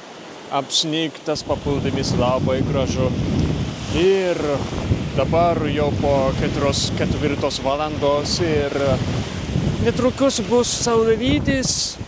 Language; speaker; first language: Lithuanian; non-native, fluent; Japanese